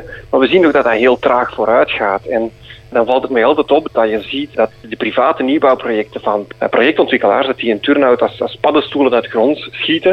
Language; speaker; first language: Dutch; native; Dutch